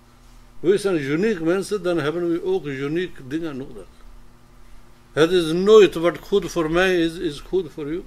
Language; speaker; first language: Dutch; non-native, fluent; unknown